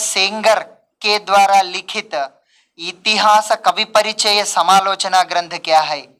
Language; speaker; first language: Hindi; non-native, local second language; Telugu